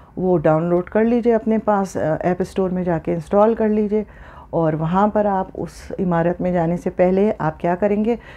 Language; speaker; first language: Urdu; native; Urdu